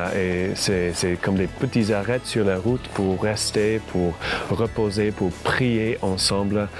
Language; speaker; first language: French; non-native, fluent; English